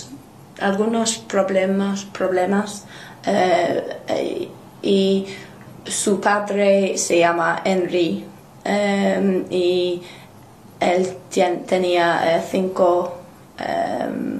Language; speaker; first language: Spanish; non-native, learner; English